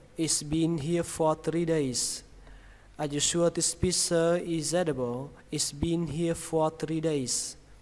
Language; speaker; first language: English; non-native, fluent; Vietnamese